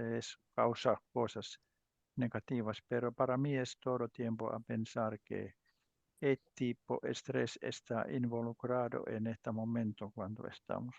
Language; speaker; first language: Spanish; non-native, learner; Finnish